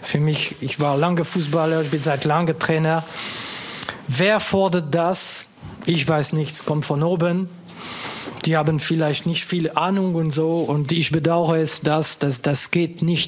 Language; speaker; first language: German; non-native, fluent; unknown